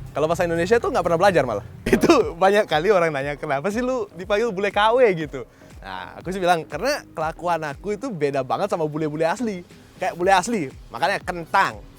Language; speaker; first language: Indonesian; early bilingual, other home language; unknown